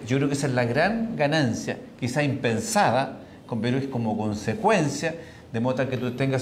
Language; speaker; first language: Spanish; native; Spanish